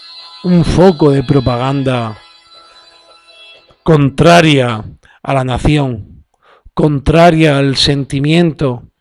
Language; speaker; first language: Spanish; native; Spanish